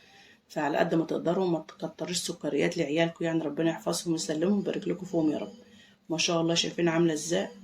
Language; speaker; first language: Arabic; native; Arabic